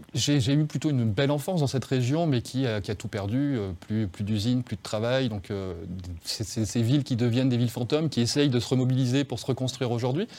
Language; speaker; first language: French; native; French